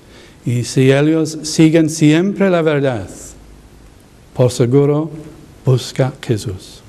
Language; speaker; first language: Spanish; non-native, learner; English